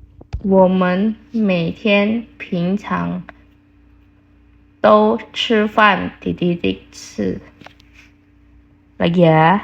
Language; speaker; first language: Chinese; non-native, fluent; Indonesian